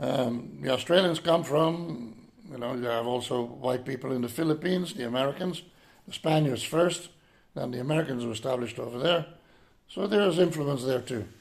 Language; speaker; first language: English; non-native, fluent; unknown